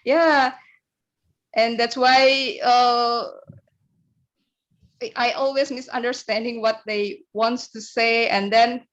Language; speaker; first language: English; non-native, learner; Indonesian